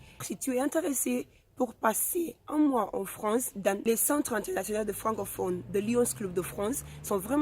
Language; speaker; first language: French; non-native, fluent; Spanish